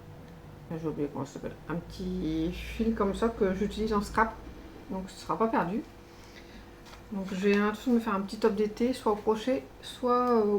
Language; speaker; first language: French; native; French